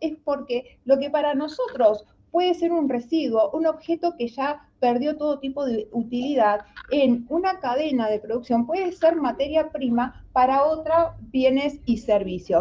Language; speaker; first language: Spanish; native; Spanish